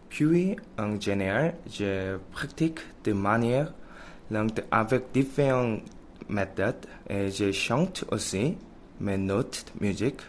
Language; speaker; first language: French; non-native, learner; Korean